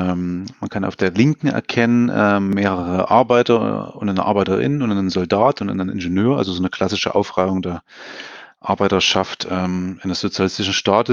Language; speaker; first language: German; native; German